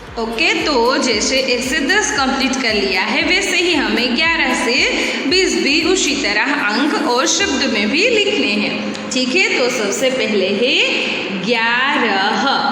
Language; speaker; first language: Hindi; non-native, local second language; Gujarati